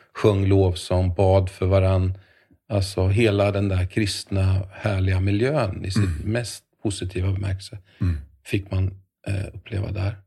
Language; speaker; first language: Swedish; native; Swedish